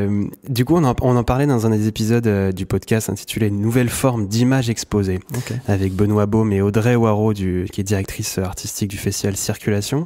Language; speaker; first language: French; native; French